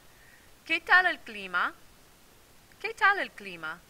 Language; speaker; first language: Spanish; non-native, fluent; English